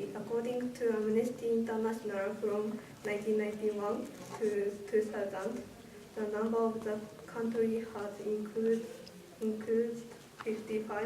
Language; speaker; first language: English; non-native, learner; Japanese